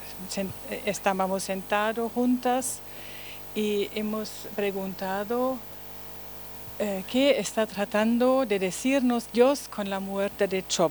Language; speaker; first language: Spanish; non-native, learner; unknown